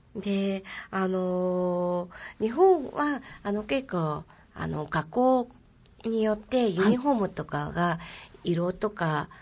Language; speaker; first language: Japanese; non-native, fluent; Mongolian